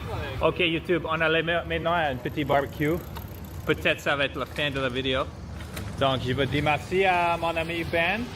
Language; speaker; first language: French; non-native, learner; English